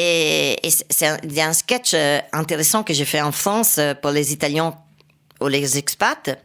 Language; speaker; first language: French; non-native, fluent; Italian